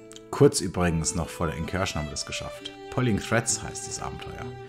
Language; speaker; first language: German; native; German